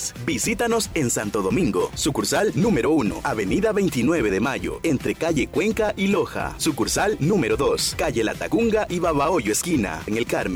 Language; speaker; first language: Spanish; native; Spanish